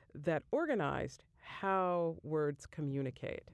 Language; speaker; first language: English; native; English